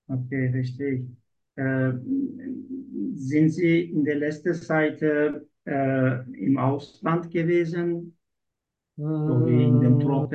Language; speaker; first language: German; non-native, learner; Turkish